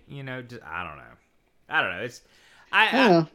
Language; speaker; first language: English; native; English